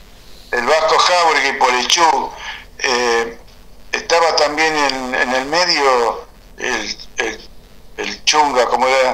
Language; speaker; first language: Spanish; native; Spanish